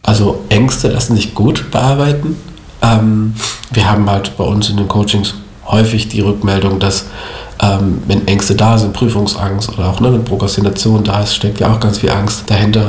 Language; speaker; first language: German; native; German